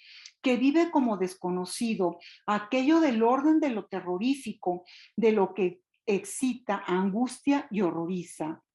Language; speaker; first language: Spanish; native; Spanish